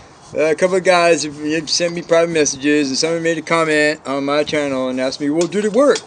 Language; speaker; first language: English; native; English